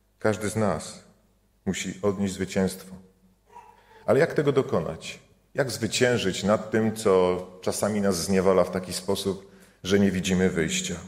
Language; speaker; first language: Polish; native; Polish